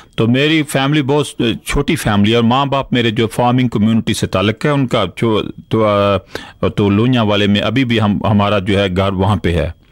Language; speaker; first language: Urdu; non-native, local second language; Punjabi